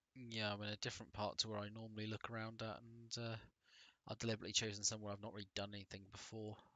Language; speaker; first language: English; native; English